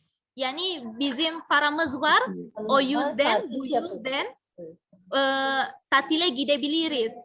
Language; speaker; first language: Turkish; non-native, fluent; Indonesian